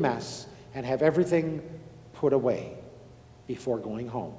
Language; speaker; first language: English; native; English